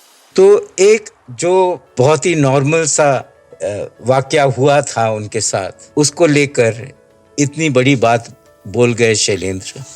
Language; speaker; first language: Hindi; native; Hindi